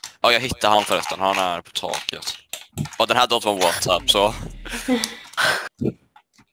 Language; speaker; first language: Swedish; native; Swedish